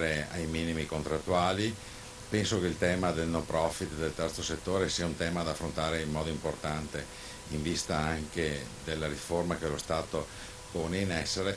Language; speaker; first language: Italian; native; Italian